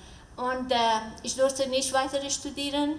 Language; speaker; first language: German; non-native, learner; Persian